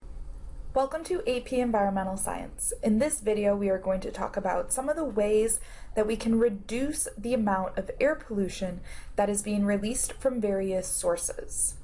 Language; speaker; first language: English; native; English